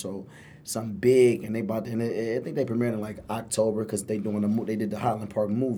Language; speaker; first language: English; native; English